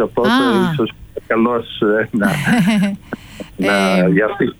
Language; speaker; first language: Greek; non-native, fluent; Dutch